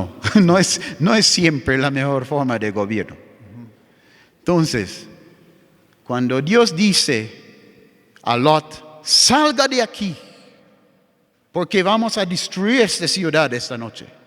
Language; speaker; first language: Spanish; non-native, fluent; English